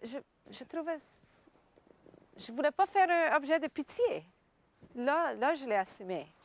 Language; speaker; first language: French; non-native, local second language; English